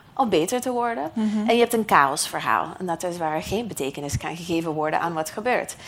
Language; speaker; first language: Dutch; non-native, fluent; English